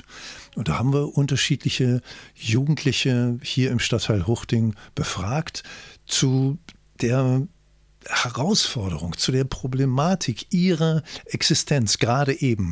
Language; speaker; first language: German; native; German